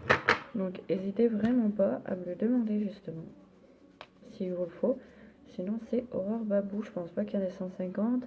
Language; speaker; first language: French; native; French